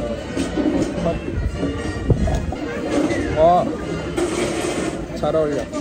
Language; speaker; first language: Korean; non-native, learner; Japanese